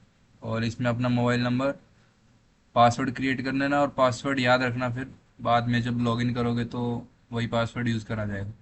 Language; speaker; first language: Hindi; native; Hindi